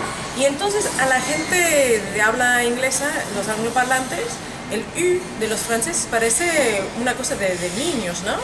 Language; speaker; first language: Spanish; non-native, fluent; English